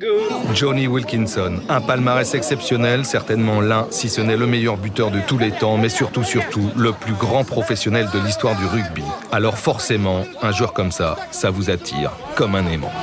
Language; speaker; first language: French; native; French